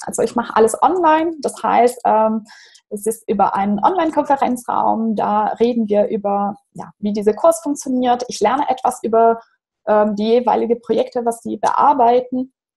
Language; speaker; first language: German; non-native, fluent; Portuguese